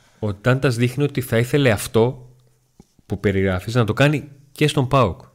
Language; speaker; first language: Greek; native; Greek